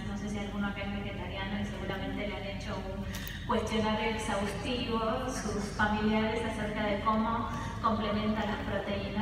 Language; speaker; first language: Spanish; native; Spanish